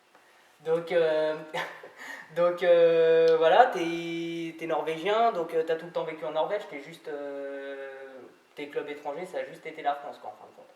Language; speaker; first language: French; native; French